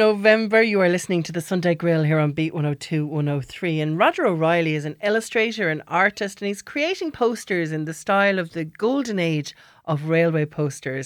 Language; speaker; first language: English; native; English